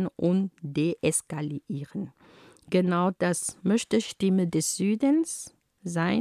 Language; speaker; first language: German; non-native, fluent; Ghomala